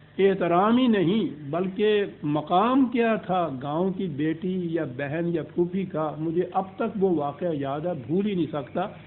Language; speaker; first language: Urdu; non-native, local second language; Punjabi